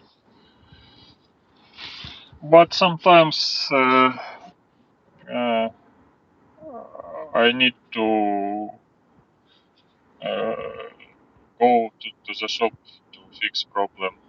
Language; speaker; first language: English; non-native, learner; Russian